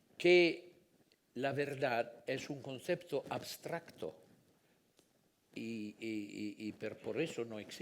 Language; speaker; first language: Spanish; non-native, fluent; Italian